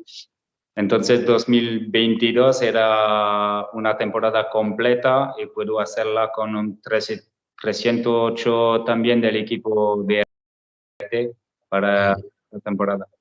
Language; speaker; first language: Spanish; non-native, learner; French